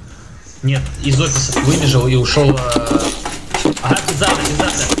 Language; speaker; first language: Russian; native; Russian